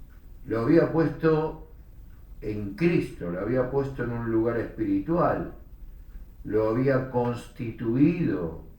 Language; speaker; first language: Spanish; native; Spanish